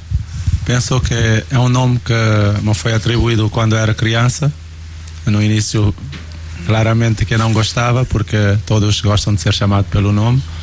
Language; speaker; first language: Portuguese; non-native, local second language; Kabuverdianu